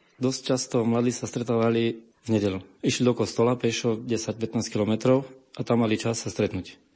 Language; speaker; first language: Slovak; early bilingual, heritage; Slovak